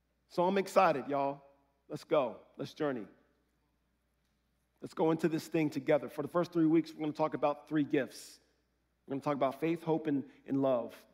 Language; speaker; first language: English; native; English